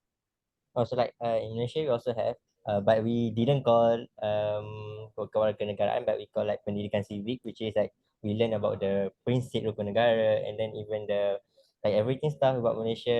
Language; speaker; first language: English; non-native, learner; Malay